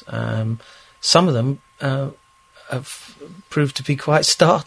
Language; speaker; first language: English; native; English